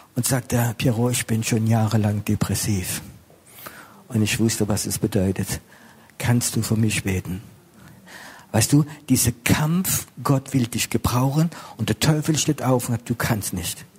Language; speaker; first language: German; non-native, local second language; French